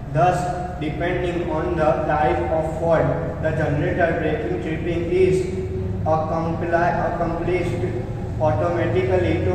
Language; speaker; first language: English; non-native, local second language; Gujarati